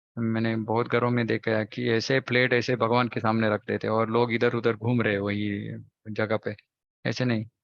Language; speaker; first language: Hindi; non-native, local second language; Kannada